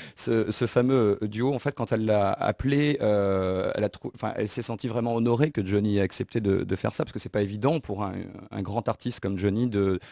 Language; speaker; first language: French; native; French